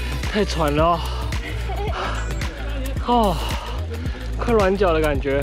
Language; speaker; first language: Chinese; native; Chinese